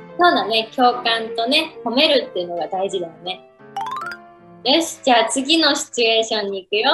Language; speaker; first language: Japanese; native; Japanese